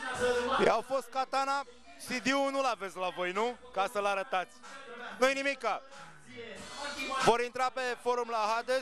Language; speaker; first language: Romanian; native; Romanian